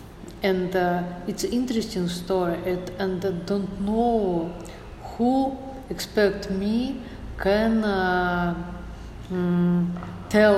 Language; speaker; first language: English; non-native, learner; Russian